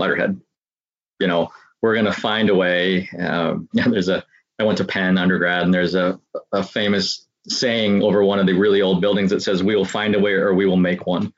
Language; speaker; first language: English; native; English